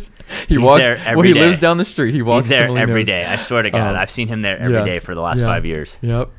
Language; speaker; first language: English; native; English